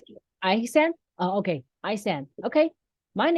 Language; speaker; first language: English; non-native, fluent; Chinese